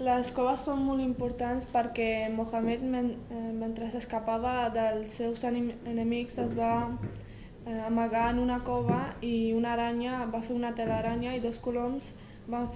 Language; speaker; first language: Catalan; early bilingual, other home language; Riffian